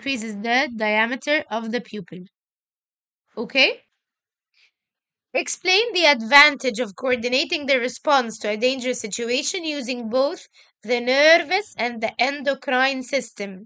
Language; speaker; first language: English; non-native, local second language; Arabic